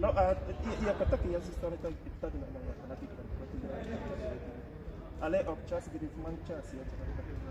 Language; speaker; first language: Czech; non-native, learner; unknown